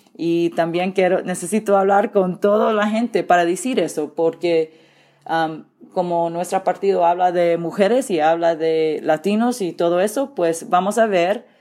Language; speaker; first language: Spanish; early bilingual, heritage; Spanish